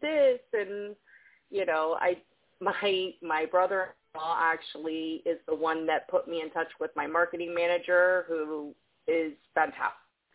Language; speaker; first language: English; native; English